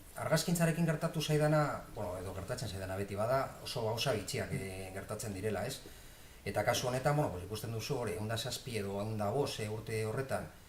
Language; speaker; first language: Basque; non-native, local second language; Spanish